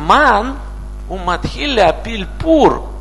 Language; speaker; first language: Hebrew; non-native, learner; Russian